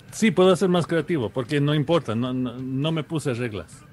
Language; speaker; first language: Spanish; early bilingual, heritage; Spanish